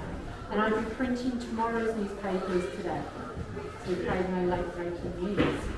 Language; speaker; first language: English; native; English